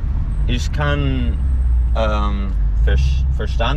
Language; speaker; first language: German; non-native, learner; English